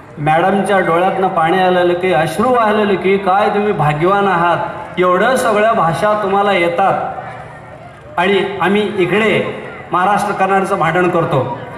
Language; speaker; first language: Marathi; non-native, local second language; Kannada